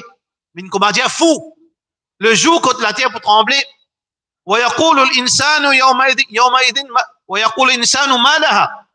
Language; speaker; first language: French; non-native, local second language; Morisyen